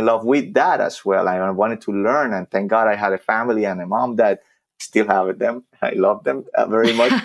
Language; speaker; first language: English; non-native, fluent; Spanish